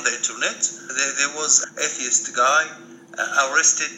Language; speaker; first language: English; non-native, learner; Arabic